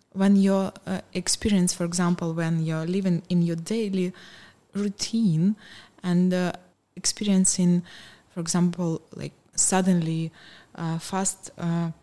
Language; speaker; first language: English; non-native, fluent; Ukrainian